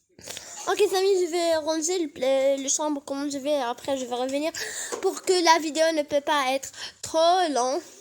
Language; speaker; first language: French; non-native, learner; Arabic